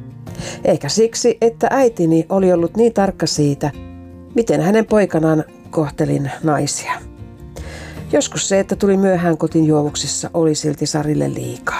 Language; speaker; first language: Finnish; native; Finnish